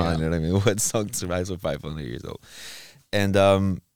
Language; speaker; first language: English; non-native, fluent; Portuguese